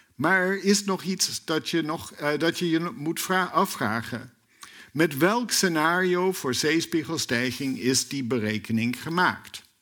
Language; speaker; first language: Dutch; non-native, fluent; English